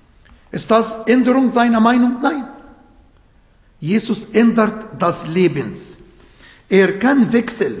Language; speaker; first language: German; non-native, fluent; Arabic